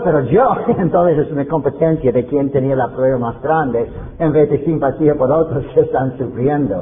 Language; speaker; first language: Spanish; non-native, fluent; English